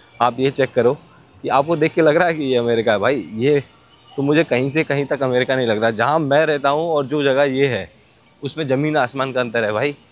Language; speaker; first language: Hindi; native; Hindi